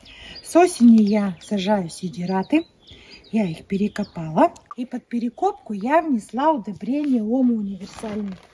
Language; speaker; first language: Russian; native; Russian